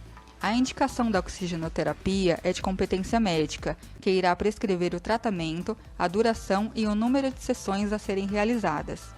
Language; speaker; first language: Portuguese; native; Portuguese